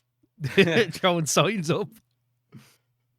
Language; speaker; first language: English; native; English